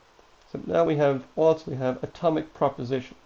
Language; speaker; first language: English; native; English